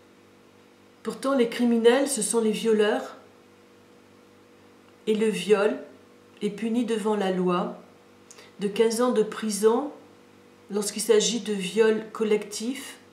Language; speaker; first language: French; native; French